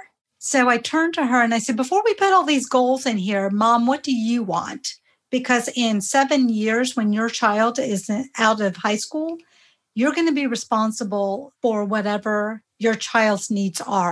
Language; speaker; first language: English; early bilingual, other home language; Hindi